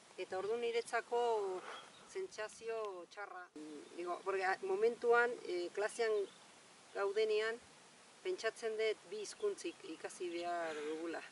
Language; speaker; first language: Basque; non-native, learner; Spanish